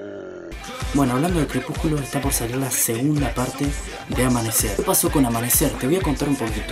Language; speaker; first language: Spanish; native; Spanish